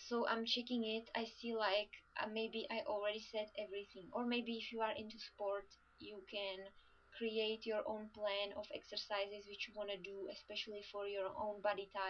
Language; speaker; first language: English; non-native, fluent; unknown